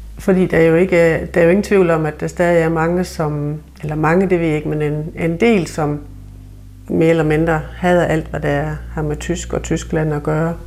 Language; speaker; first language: Danish; native; Danish